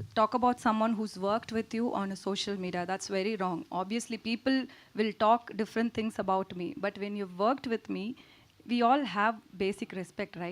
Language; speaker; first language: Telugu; non-native, learner; Tamil